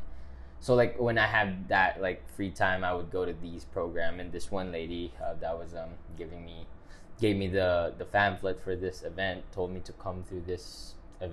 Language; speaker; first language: English; non-native, local second language; Filipino